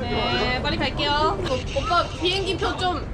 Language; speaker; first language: Korean; non-native, fluent; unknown